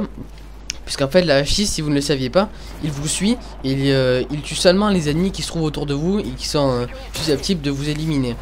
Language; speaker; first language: French; native; French